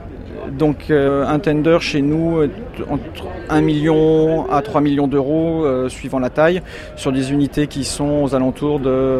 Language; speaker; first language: French; native; French